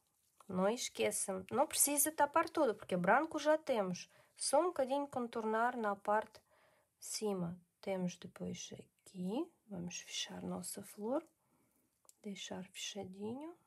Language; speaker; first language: Portuguese; non-native, learner; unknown